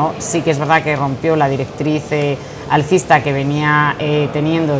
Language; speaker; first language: Spanish; native; Spanish